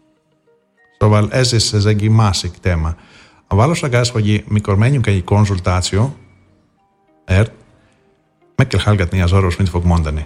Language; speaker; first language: Hungarian; non-native, fluent; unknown